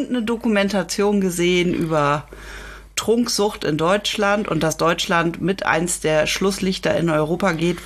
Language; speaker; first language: German; native; German